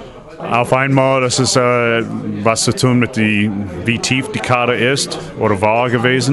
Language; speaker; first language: German; non-native, learner; English